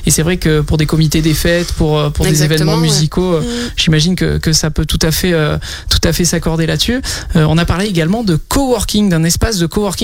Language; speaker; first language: French; native; French